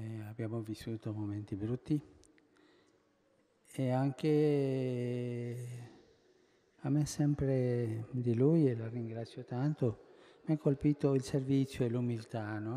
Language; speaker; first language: Italian; early bilingual, heritage; Spanish